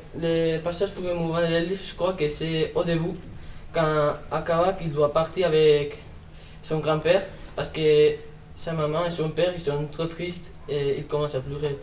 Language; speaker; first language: French; non-native, learner; Spanish